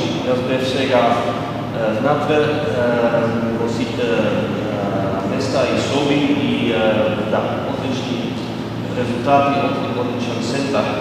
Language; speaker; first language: Macedonian; non-native, learner; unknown